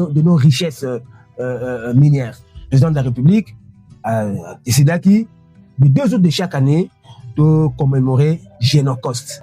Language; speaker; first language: French; non-native, local second language; Lingala